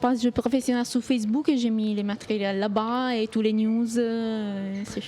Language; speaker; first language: French; non-native, fluent; Italian